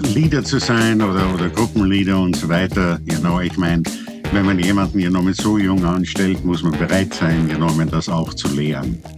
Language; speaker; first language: German; native; German